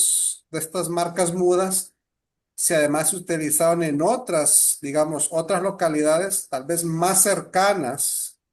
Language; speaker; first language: Spanish; native; Spanish